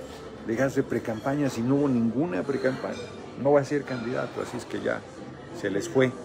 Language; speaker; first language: Spanish; native; Spanish